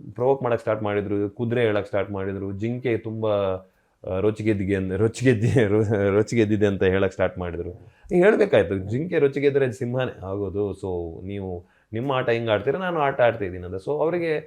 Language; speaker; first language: Kannada; non-native, local second language; Tulu